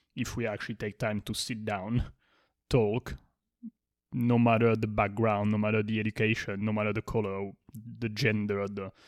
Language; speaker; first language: English; non-native, fluent; Spanish